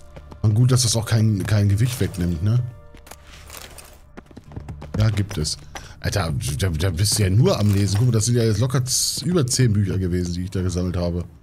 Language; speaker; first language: German; native; German